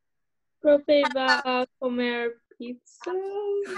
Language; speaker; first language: Spanish; non-native, learner; English